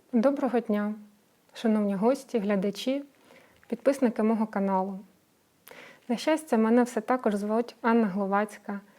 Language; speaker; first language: Ukrainian; non-native, local second language; Russian